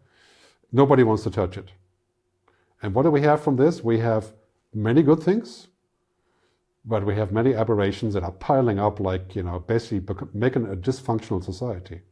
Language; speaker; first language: English; non-native, fluent; German